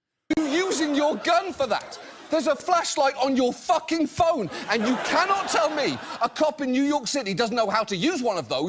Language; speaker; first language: English; native; English